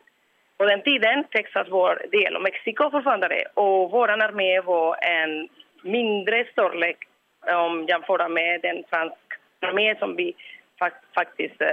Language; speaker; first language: Swedish; non-native, fluent; Spanish